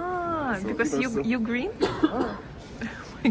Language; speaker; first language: English; non-native, learner; Russian